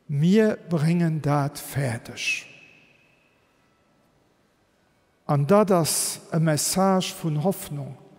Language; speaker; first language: German; non-native, local second language; Luxembourgish